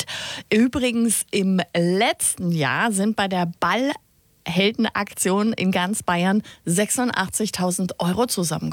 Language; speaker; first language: German; native; German